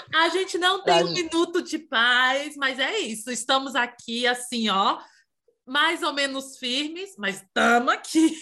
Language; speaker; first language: Portuguese; native; Portuguese